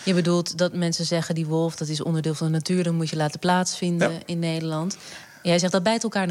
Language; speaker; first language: Dutch; native; Dutch